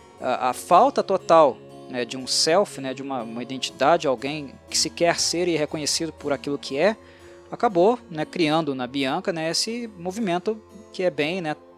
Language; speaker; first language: Portuguese; native; Portuguese